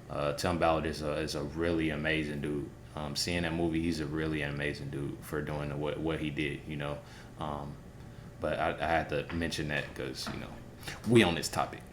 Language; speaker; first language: English; native; English